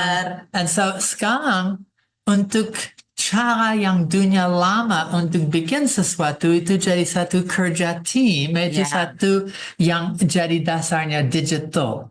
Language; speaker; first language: Indonesian; non-native, fluent; English